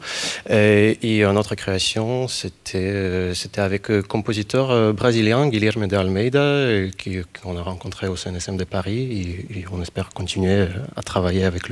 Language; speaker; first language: French; non-native, fluent; Ukrainian